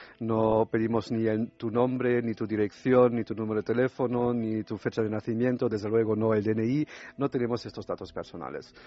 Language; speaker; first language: Spanish; non-native, fluent; French